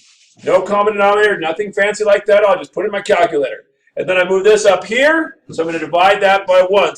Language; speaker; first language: English; native; English